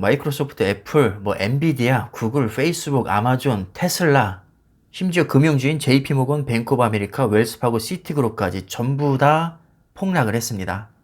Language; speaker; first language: Korean; native; Korean